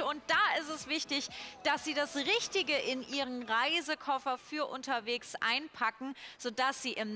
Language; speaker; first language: German; native; German